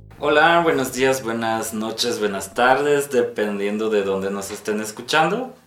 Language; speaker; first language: Spanish; non-native, fluent; Polish